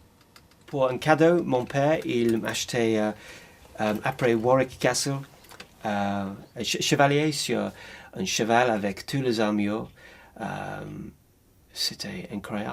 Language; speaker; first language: French; non-native, learner; English